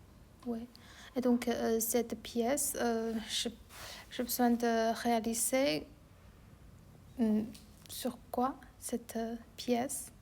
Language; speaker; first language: French; non-native, learner; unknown